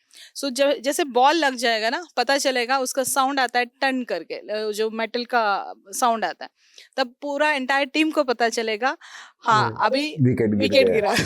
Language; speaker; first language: Hindi; non-native, local second language; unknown